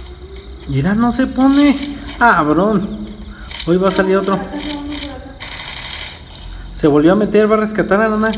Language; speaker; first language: Spanish; native; Spanish